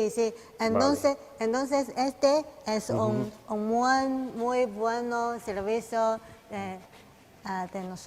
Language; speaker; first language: Spanish; non-native, learner; Chinese